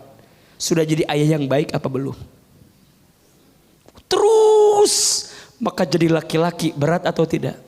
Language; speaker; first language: Indonesian; native; Indonesian